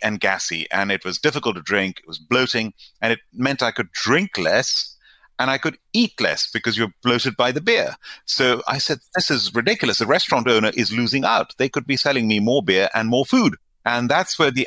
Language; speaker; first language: English; non-native, local second language; Gujarati